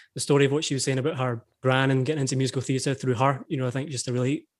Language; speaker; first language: English; native; English